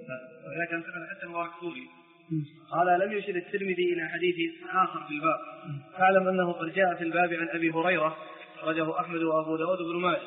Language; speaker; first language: Arabic; native; Arabic